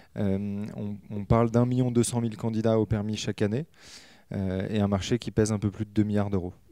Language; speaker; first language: French; native; French